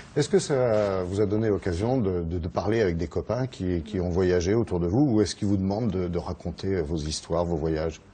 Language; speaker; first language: French; native; French